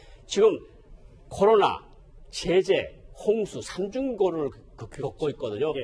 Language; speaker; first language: Korean; native; Korean